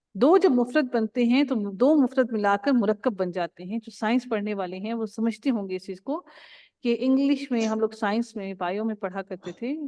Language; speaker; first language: Urdu; native; Urdu